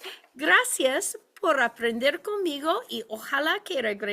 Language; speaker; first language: Spanish; non-native, fluent; English